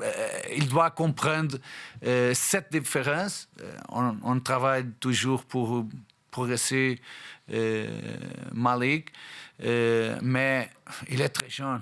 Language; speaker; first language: French; non-native, fluent; Portuguese